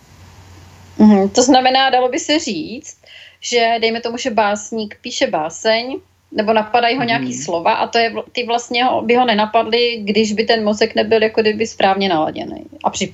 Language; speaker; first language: Czech; native; Czech